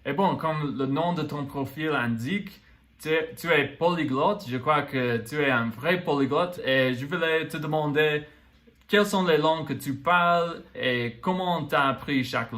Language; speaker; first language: French; non-native, fluent; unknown